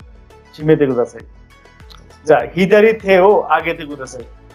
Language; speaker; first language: Japanese; non-native, fluent; Bangla